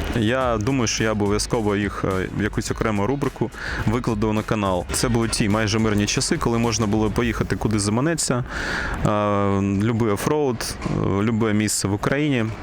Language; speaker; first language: Ukrainian; non-native, local second language; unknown